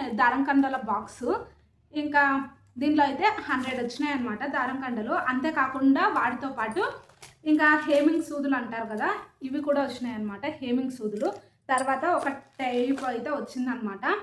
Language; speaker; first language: Telugu; native; Telugu